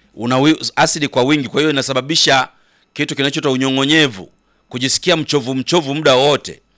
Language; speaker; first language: Swahili; native; Swahili